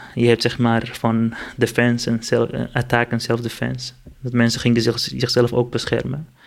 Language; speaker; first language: Dutch; non-native, fluent; Kurdish